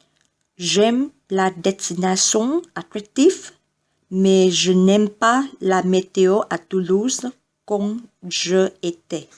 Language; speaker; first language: French; non-native, learner; Vietnamese